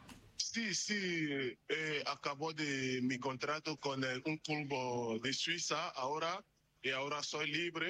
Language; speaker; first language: Spanish; non-native, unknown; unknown